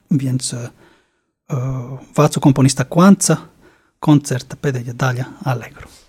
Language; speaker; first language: Latvian; non-native, fluent; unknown